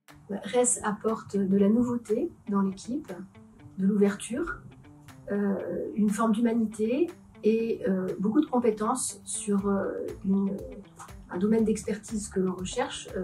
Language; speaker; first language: French; native; French